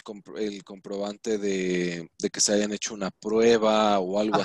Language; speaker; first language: Spanish; native; Spanish